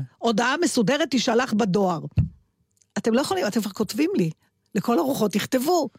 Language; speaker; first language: Hebrew; native; Hebrew